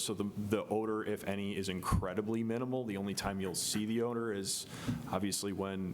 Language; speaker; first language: English; native; English